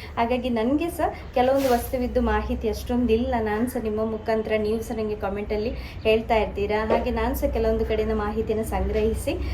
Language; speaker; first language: Kannada; non-native, local second language; Tulu